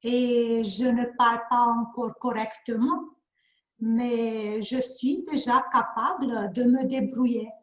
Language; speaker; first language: French; non-native, learner; Hungarian